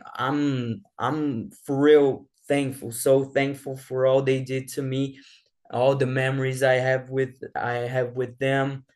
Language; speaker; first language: English; non-native, fluent; Portuguese